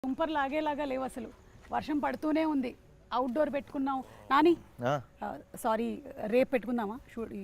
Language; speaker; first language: Telugu; native; Telugu